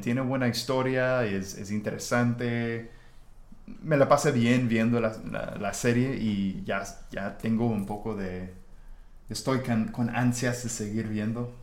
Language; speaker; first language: Spanish; non-native, fluent; English